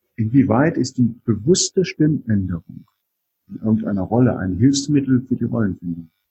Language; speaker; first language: German; native; German